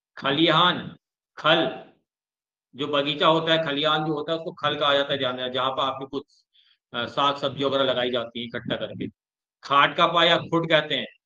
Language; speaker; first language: Hindi; native; Hindi